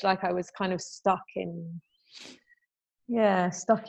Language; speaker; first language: English; native; English